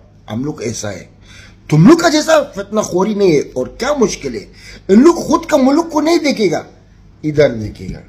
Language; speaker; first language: Hindi; non-native, learner; Arabic